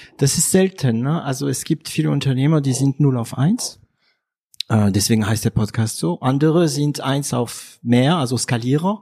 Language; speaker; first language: German; non-native, fluent; French